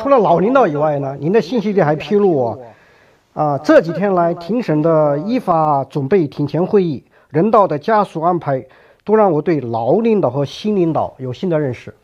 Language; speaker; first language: Chinese; native; Chinese